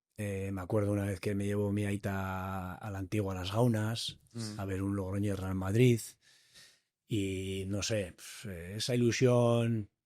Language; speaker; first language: Spanish; native; Spanish